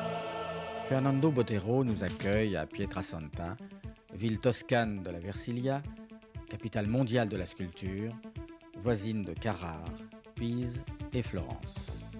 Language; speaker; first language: French; native; French